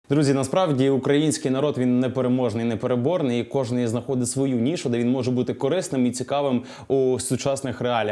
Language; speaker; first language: Ukrainian; native; Ukrainian